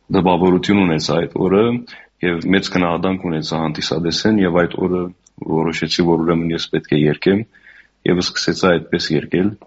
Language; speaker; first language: Armenian; native; Armenian